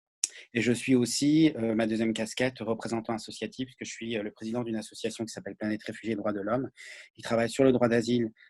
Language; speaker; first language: French; native; French